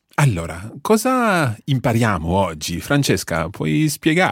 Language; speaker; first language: Italian; non-native, fluent; English